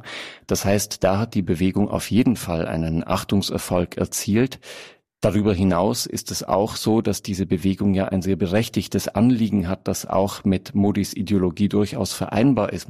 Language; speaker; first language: German; native; German